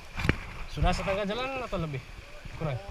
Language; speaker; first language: Indonesian; non-native, fluent; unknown